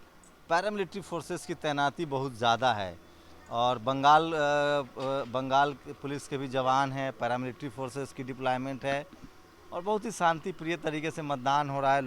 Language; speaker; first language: Hindi; native; Hindi